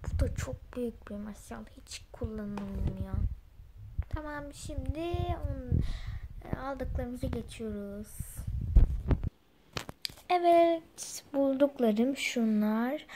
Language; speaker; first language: Turkish; early bilingual, heritage; Turkish